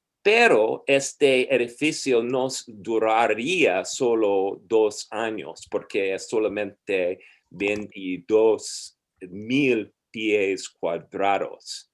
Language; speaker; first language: Spanish; non-native, fluent; English